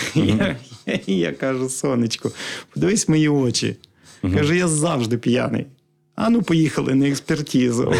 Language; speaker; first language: Ukrainian; native; Ukrainian